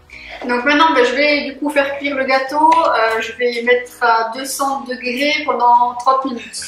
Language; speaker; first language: French; native; French